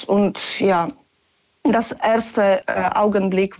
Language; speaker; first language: German; non-native, learner; Ukrainian